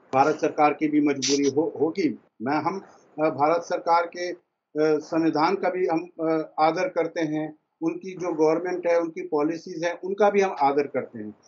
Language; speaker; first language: Hindi; early bilingual, heritage; Persian